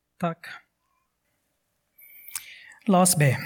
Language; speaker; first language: Norwegian; non-native, fluent; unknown